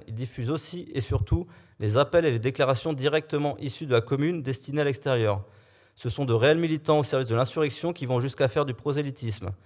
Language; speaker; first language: French; native; French